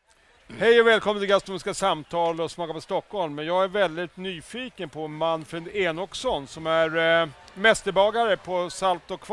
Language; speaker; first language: Swedish; native; Swedish